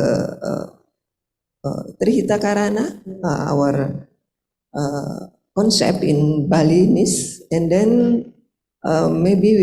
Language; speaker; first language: English; non-native, learner; Indonesian